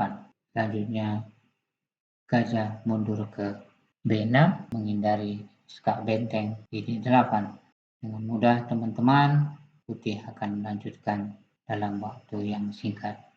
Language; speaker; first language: Indonesian; native; Indonesian